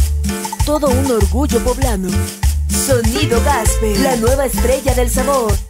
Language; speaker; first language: Spanish; native; Spanish